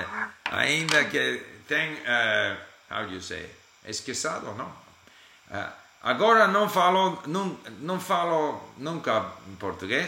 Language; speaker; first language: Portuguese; non-native, learner; English